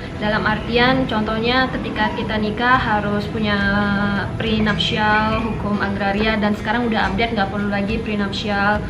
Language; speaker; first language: Indonesian; native; Indonesian